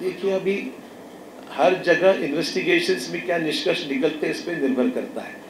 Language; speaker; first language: Hindi; non-native, local second language; Marathi